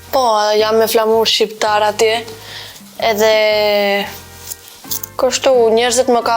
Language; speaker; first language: Albanian; early bilingual, heritage; Albanian